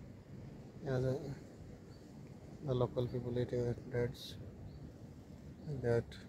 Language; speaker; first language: English; non-native, learner; Nepali